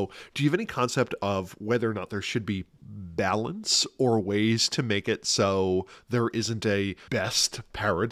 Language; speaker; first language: English; native; English